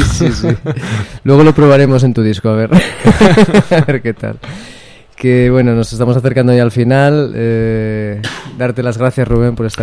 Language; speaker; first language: Spanish; native; Spanish